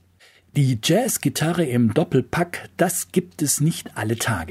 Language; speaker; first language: German; native; German